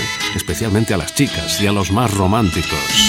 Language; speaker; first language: Spanish; native; Spanish